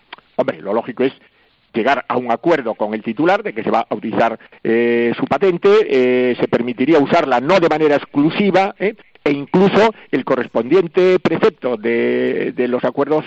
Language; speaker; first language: Spanish; native; Spanish